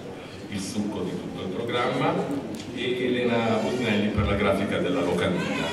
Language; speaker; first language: Italian; native; Italian